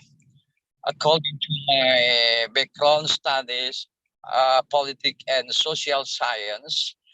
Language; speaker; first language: English; non-native, learner; Indonesian